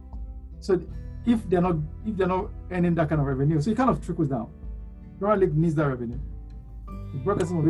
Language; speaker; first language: English; non-native, local second language; Yoruba